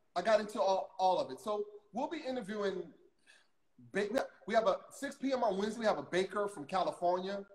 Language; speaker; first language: English; native; English